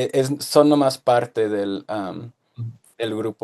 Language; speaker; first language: Spanish; early bilingual, heritage; Spanish